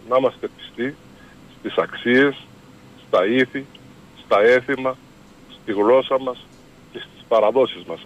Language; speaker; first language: Greek; native; Greek